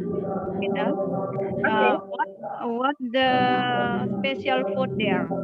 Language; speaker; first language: English; non-native, learner; Indonesian